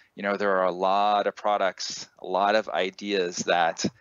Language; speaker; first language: English; native; English